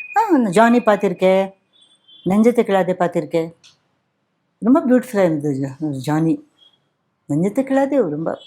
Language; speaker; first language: Tamil; non-native, fluent; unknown